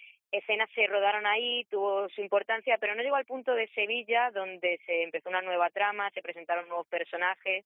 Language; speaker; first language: Spanish; native; Spanish